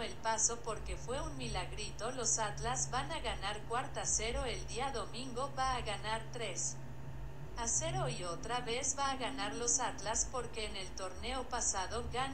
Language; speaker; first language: Spanish; native; Spanish